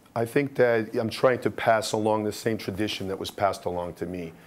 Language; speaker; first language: English; early bilingual, other home language; Russian